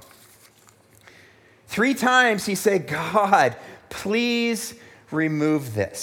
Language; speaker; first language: English; native; English